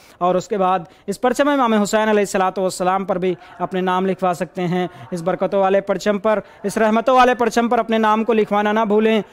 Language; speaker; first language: Urdu; native; Urdu